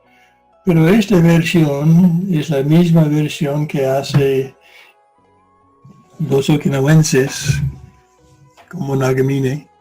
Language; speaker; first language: Spanish; non-native, fluent; English